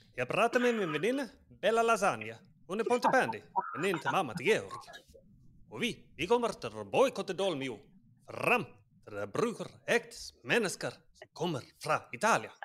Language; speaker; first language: Norwegian; native; Norwegian